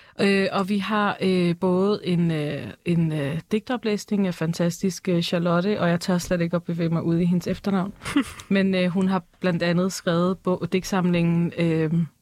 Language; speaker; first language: Danish; early bilingual, other home language; Persian